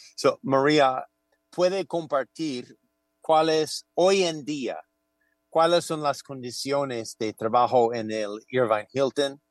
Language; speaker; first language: Spanish; non-native, fluent; English